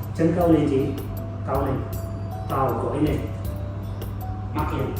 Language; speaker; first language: Vietnamese; non-native, learner; Hindi